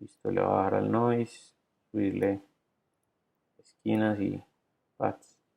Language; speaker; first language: Spanish; native; Spanish